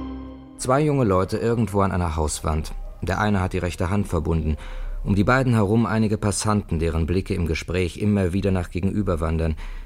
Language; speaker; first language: German; native; German